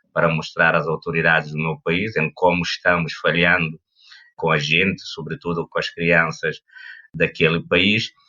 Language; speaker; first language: Portuguese; non-native, local second language; Kabuverdianu